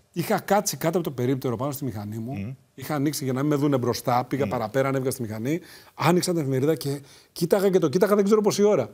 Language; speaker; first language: Greek; native; Greek